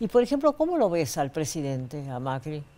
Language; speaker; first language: Spanish; native; Spanish